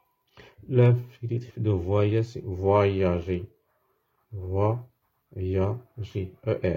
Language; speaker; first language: French; non-native, fluent; Arabic